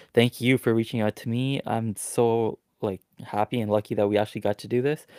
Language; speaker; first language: English; native; English